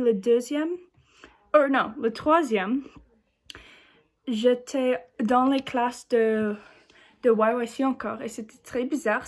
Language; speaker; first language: French; non-native, learner; English